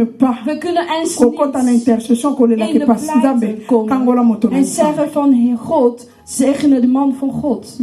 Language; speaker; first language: Dutch; non-native, learner; Lingala